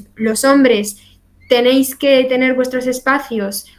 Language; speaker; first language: Spanish; native; Spanish